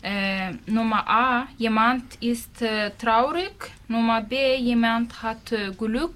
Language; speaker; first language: German; non-native, learner; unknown